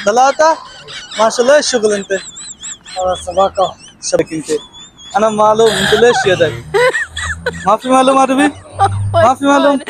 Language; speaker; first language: Arabic; non-native, learner; Bangla